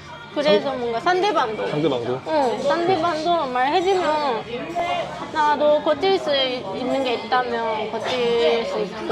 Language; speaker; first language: Korean; non-native, fluent; Japanese